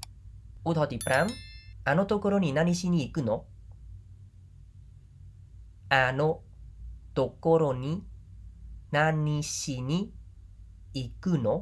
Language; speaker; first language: Japanese; non-native, fluent; Khmer